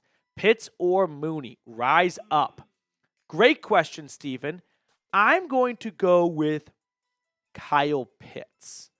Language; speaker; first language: English; native; English